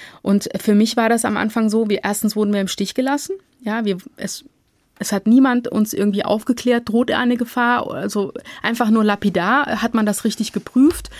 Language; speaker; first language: German; early bilingual, other home language; Turkish